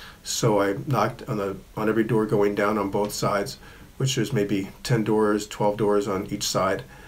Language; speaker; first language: English; native; English